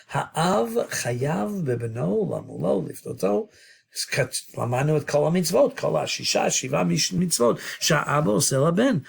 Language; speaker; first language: Hebrew; non-native, fluent; English